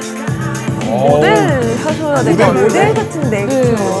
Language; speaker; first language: Korean; native; Korean